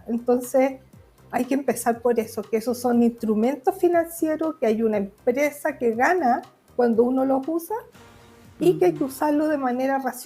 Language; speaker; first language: Spanish; native; Spanish